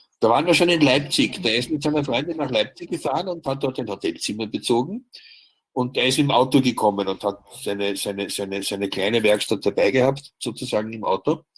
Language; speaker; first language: German; native; German